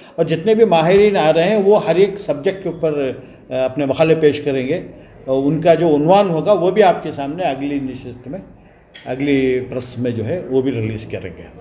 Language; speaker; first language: Hindi; non-native, local second language; Urdu